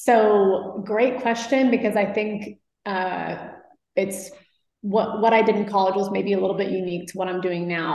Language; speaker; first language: English; native; English